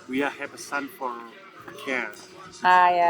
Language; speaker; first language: English; non-native, learner; Indonesian